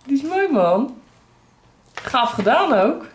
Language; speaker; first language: Dutch; native; Dutch